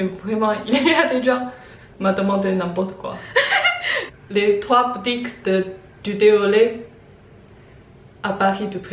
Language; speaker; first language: French; non-native, learner; Chinese